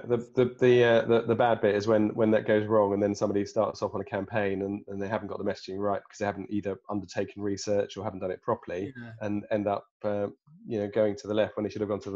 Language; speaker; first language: English; native; English